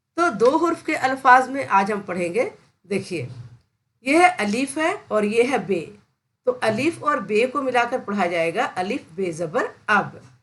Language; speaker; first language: Hindi; native; Hindi